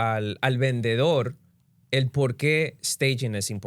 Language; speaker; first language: Spanish; early bilingual, other home language; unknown